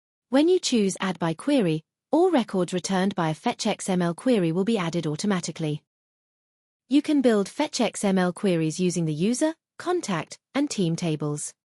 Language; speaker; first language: English; non-native, fluent; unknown